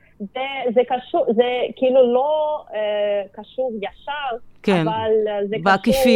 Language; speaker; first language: Hebrew; non-native, fluent; Russian